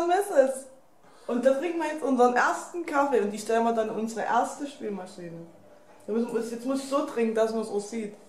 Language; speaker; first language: German; native; German